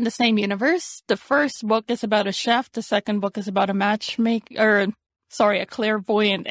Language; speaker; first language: English; native; English